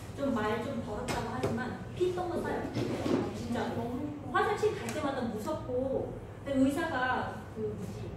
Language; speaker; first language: Korean; non-native, fluent; Vietnamese